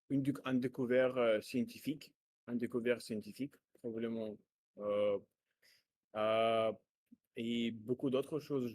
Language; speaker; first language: French; non-native, learner; Russian